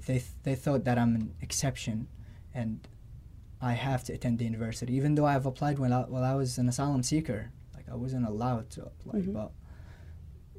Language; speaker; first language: English; non-native, fluent; Arabic